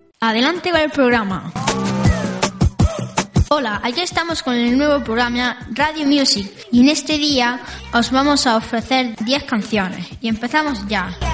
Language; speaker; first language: Spanish; native; Spanish